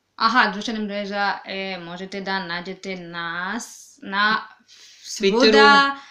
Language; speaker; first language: Serbian; non-native, learner; Swahili